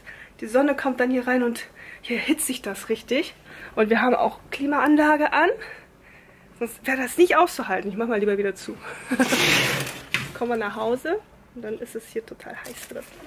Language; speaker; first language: German; native; German